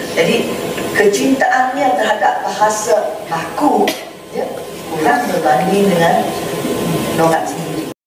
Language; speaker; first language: Malay; native; Malay